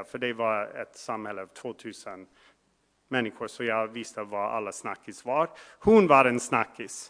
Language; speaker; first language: Swedish; non-native, fluent; English